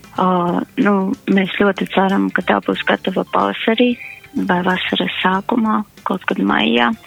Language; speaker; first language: Latvian; native; Latvian